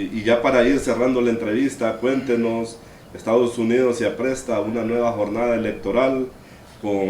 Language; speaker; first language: Spanish; native; Spanish